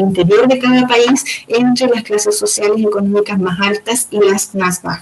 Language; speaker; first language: Spanish; native; Spanish